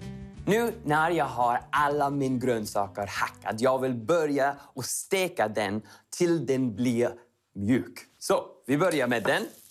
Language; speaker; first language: Swedish; non-native, learner; English